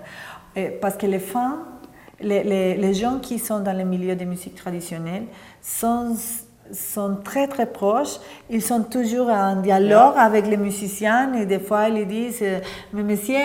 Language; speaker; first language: French; non-native, fluent; Spanish